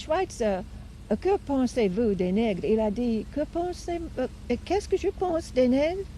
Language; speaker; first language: French; non-native, fluent; English